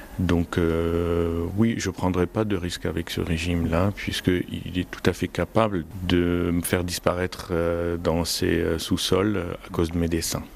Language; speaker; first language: French; non-native, fluent; Arabic